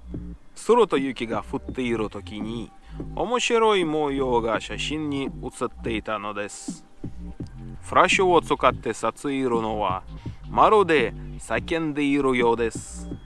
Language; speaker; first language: Japanese; non-native, learner; Russian